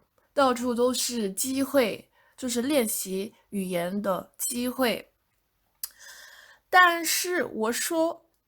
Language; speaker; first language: Chinese; non-native, fluent; English